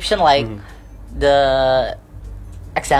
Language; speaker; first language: English; non-native, learner; Indonesian